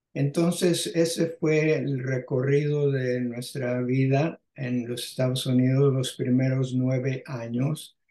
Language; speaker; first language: Spanish; early bilingual, heritage; Spanish